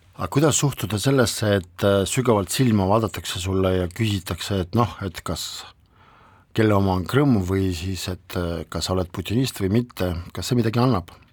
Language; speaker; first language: Estonian; non-native, local second language; Russian